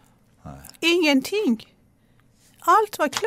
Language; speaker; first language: Swedish; non-native, fluent; Persian